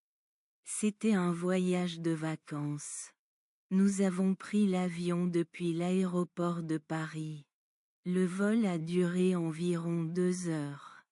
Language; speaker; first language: French; non-native, learner; Bangla